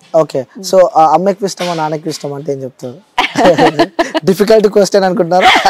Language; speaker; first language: Telugu; native; Telugu